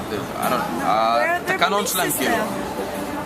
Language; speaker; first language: English; non-native, fluent; Hebrew